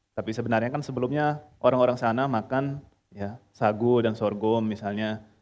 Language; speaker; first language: Indonesian; early bilingual, heritage; Indonesian